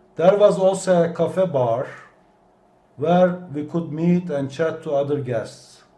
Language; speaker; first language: English; non-native, fluent; Turkish